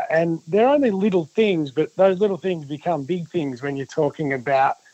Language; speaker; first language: English; native; English